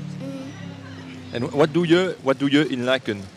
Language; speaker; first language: Dutch; non-native, local second language; French